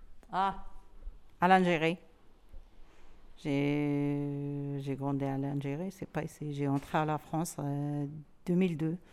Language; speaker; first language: French; non-native, learner; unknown